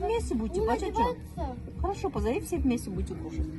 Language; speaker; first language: Russian; non-native, learner; Tajik